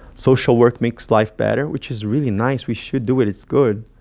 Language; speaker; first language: English; non-native, fluent; Portuguese